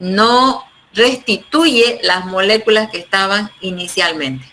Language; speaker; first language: Spanish; native; Spanish